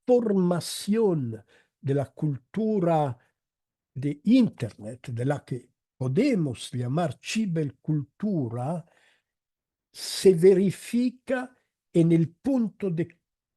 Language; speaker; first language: Spanish; non-native, fluent; Italian